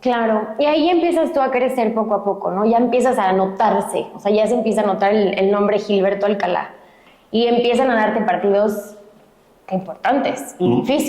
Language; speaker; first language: Spanish; native; Spanish